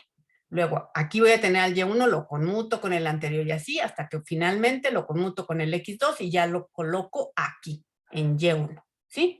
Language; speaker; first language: Spanish; native; Spanish